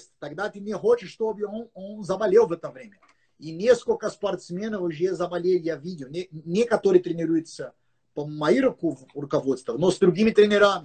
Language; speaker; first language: Russian; non-native, learner; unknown